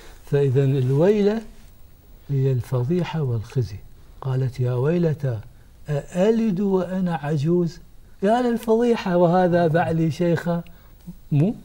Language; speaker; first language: Arabic; native; Arabic